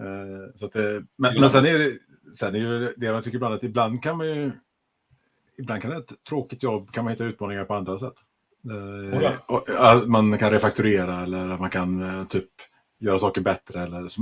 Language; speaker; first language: Swedish; native; Swedish